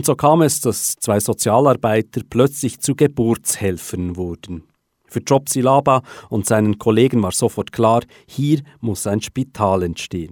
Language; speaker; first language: German; native; German